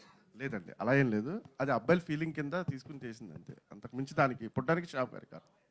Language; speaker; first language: Telugu; native; Telugu